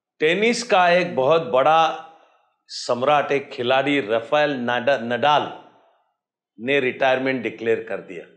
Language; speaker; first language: Hindi; non-native, local second language; Marathi